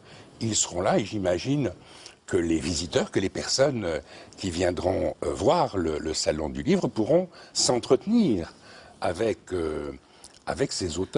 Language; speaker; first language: French; native; French